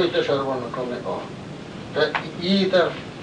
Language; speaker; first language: Russian; non-native, learner; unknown